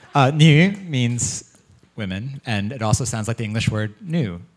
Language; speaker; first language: English; early bilingual, other home language; Chinese